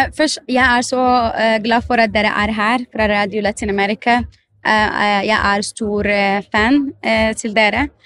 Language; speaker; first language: Norwegian; non-native, fluent; Arabic